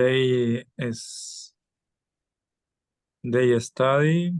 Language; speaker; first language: English; non-native, learner; Spanish